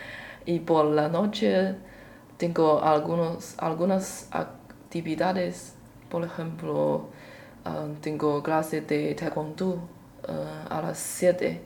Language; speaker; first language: Spanish; non-native, learner; Chinese